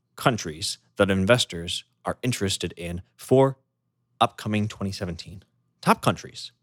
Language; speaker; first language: English; native; English